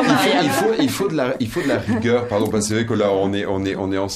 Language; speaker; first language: French; native; French